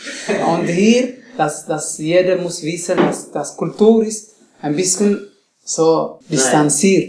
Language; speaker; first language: German; non-native, learner; Tigrinya